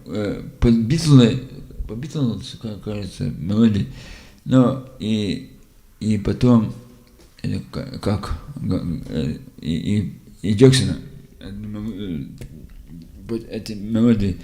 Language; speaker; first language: Russian; non-native, local second language; Lithuanian